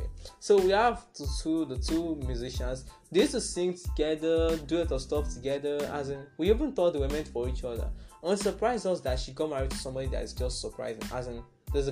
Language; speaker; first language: English; non-native, local second language; Yoruba